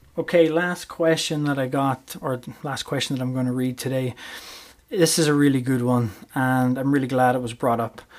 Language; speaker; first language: English; native; English